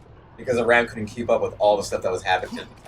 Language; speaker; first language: English; native; English